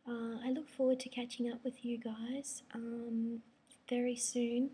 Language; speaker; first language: English; native; English